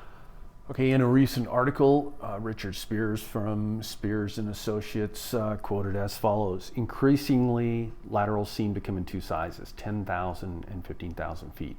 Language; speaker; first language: English; native; English